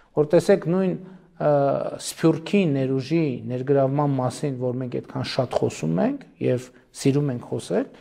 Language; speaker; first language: Armenian; native; Armenian